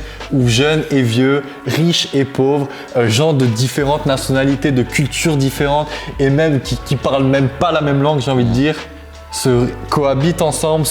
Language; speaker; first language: French; native; French